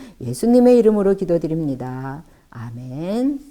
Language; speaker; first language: Korean; native; Korean